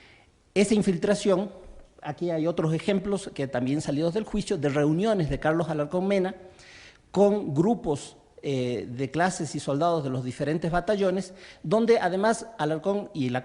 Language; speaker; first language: Spanish; native; Spanish